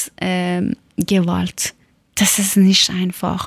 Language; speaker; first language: German; non-native, learner; Persian